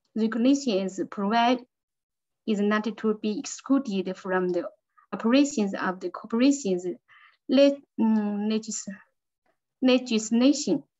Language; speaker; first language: English; non-native, learner; Chinese